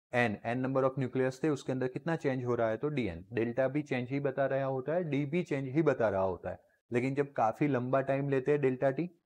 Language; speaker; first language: Hindi; non-native, local second language; Gujarati